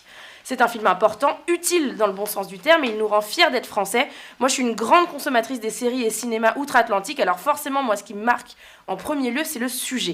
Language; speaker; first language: French; native; French